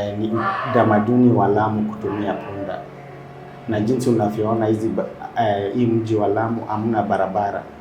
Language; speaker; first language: Swahili; non-native, local second language; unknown